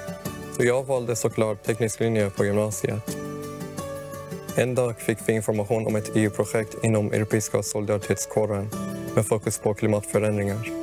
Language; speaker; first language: Swedish; early bilingual, other home language; Persian